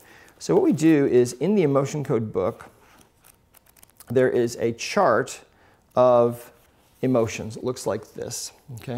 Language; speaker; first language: English; native; English